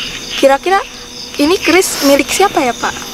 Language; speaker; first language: Indonesian; native; Indonesian